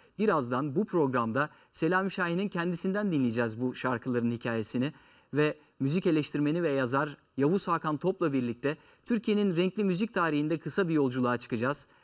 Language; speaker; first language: Turkish; native; Turkish